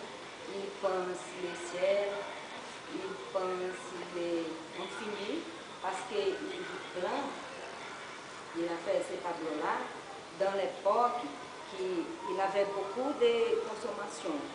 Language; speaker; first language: French; non-native, learner; Portuguese